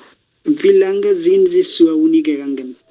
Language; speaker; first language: German; non-native, learner; Bangla